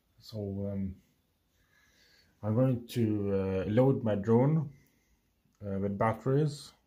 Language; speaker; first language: English; non-native, fluent; Norwegian